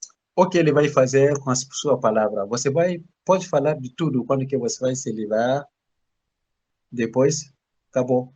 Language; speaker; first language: Portuguese; non-native, learner; Bambara